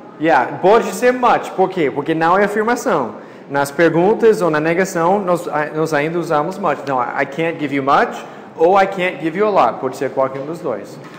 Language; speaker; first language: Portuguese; non-native, fluent; English